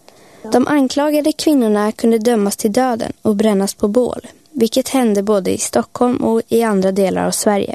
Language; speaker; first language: Swedish; native; Swedish